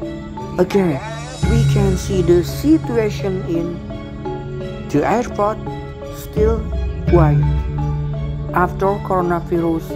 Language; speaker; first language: English; non-native, learner; Indonesian